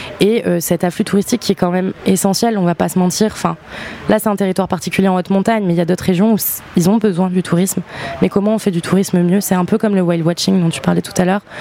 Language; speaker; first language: French; native; French